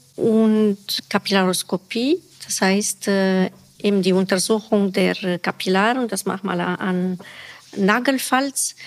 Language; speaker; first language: German; non-native, fluent; Romanian